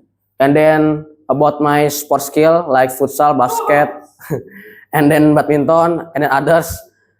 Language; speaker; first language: English; non-native, learner; Indonesian